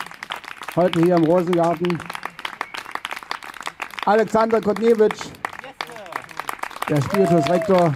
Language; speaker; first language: German; native; German